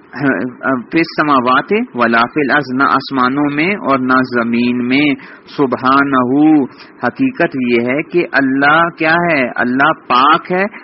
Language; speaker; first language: Urdu; native; Urdu